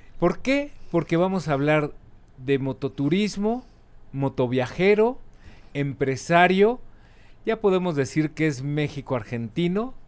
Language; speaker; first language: Spanish; native; Spanish